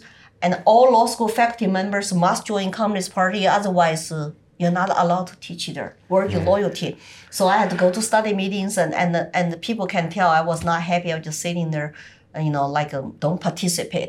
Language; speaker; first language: English; non-native, fluent; Chinese